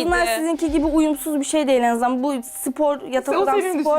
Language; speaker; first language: Turkish; native; Turkish